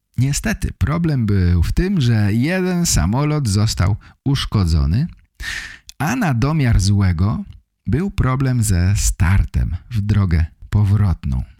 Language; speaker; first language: Polish; native; Polish